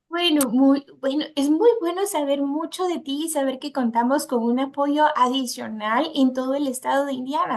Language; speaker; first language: Spanish; native; Spanish